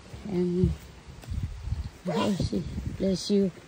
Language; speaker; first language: English; non-native, learner; Filipino